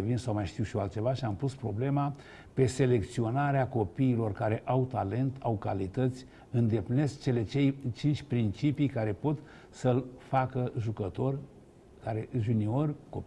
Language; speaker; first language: Romanian; native; Romanian